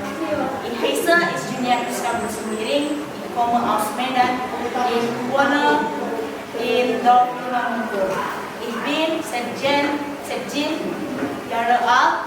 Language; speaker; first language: German; non-native, learner; Indonesian